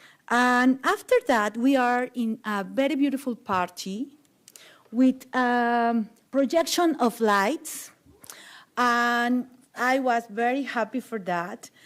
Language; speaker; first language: English; non-native, learner; Spanish